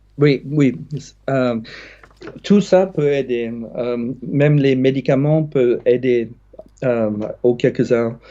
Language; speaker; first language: French; non-native, fluent; English